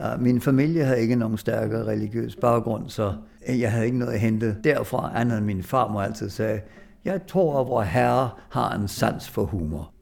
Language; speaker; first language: Danish; early bilingual, other home language; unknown